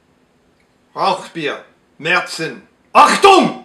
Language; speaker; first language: German; non-native, learner; English